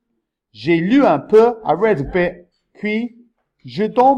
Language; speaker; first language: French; non-native, fluent; English